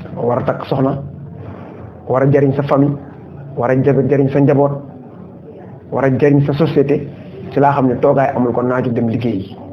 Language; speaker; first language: Wolof; native; Wolof